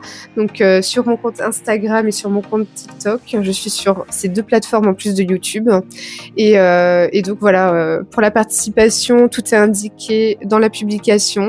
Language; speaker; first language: French; native; French